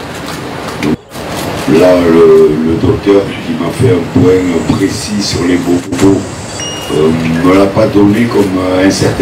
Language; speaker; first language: French; native; French